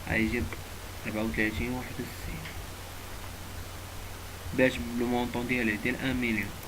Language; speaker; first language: Arabic; native; Arabic